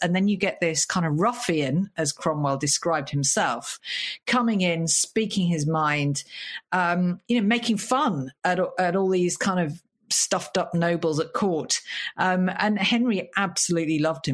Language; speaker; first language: English; native; English